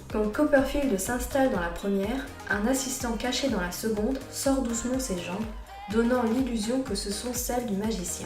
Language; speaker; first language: French; native; French